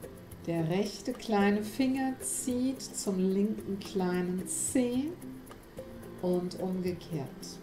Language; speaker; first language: German; native; German